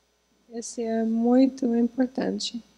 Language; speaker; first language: Portuguese; non-native, fluent; English